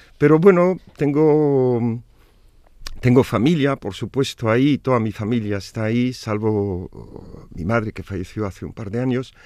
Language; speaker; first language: Spanish; non-native, fluent; Arabic